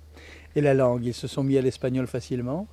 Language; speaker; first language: French; native; French